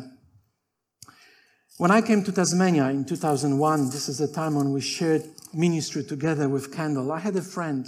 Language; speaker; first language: English; non-native, fluent; Polish